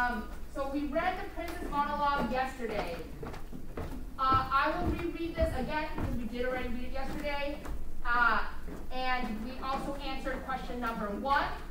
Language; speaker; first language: English; native; English